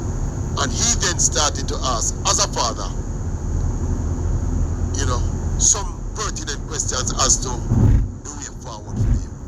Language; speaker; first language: English; non-native, local second language; Jamaican Creole English